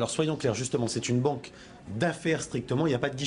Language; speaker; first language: French; native; French